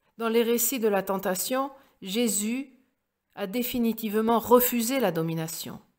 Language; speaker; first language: French; native; French